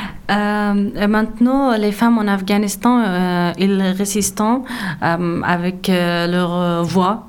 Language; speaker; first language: French; non-native, learner; Persian